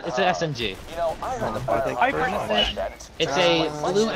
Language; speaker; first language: English; native; English